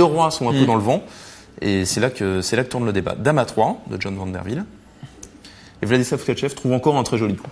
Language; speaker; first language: French; native; French